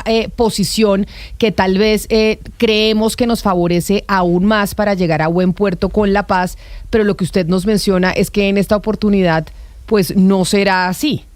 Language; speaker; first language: Spanish; native; Spanish